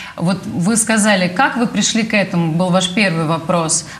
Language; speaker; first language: Russian; native; Russian